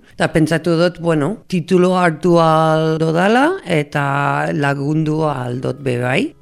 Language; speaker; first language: Basque; non-native, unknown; English